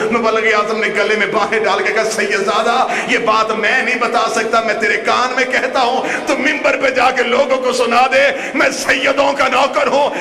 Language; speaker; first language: Urdu; non-native, local second language; Punjabi